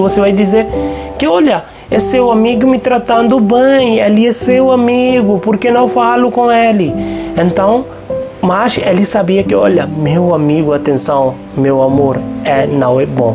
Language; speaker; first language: Portuguese; non-native, local second language; Hindi